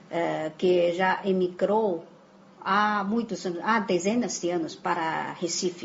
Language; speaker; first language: Portuguese; non-native, fluent; Chinese